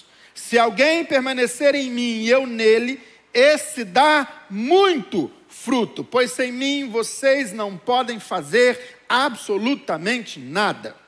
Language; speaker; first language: Portuguese; native; Portuguese